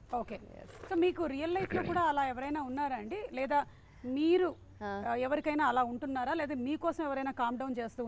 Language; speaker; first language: Telugu; native; Telugu